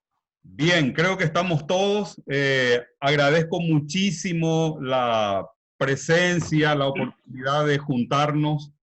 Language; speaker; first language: Spanish; native; Spanish